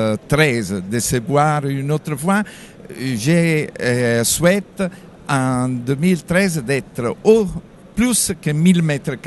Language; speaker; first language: French; non-native, fluent; Italian